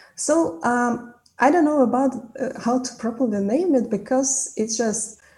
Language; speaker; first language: English; non-native, fluent; Russian